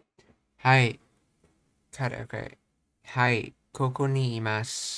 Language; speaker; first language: Japanese; non-native, learner; English